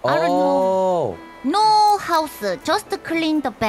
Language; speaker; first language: English; non-native, learner; Korean